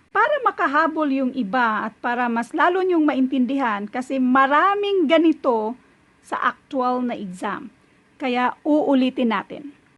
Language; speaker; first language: Filipino; non-native, local second language; Cebuano